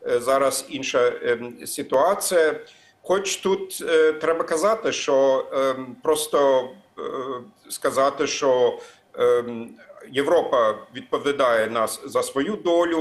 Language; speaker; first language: Ukrainian; non-native, fluent; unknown